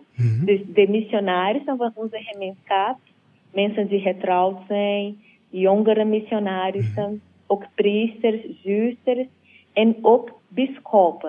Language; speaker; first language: Dutch; non-native, learner; Portuguese